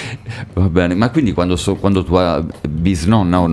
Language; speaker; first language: Italian; native; Italian